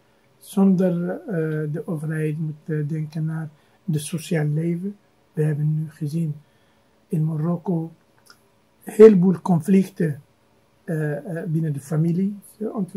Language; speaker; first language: Dutch; non-native, fluent; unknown